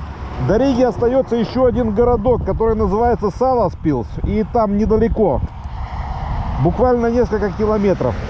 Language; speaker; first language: Russian; native; Russian